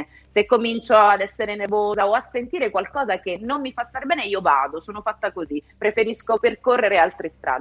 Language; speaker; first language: Italian; native; Italian